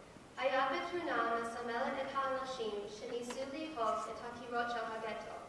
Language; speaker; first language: Hebrew; non-native, learner; English